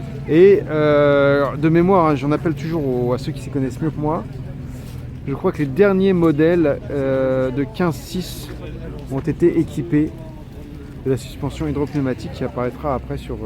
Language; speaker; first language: French; native; French